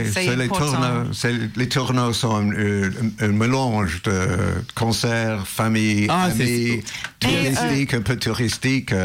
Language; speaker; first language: French; non-native, learner; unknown